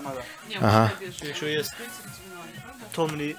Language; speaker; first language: Russian; non-native, learner; Turkish